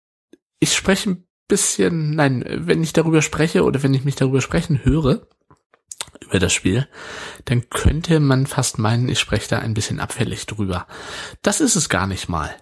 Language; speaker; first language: German; native; German